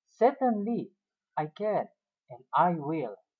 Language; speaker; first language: English; non-native, fluent; Indonesian